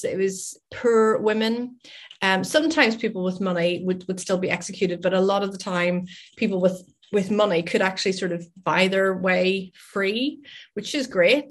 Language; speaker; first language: English; native; English